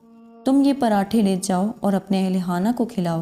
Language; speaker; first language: Urdu; native; Urdu